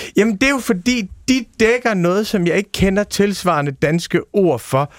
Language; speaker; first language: Danish; native; Danish